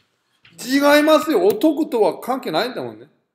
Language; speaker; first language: Japanese; non-native, fluent; Korean